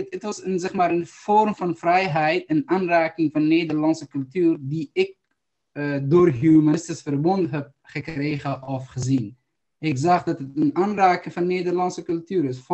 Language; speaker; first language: Dutch; non-native, learner; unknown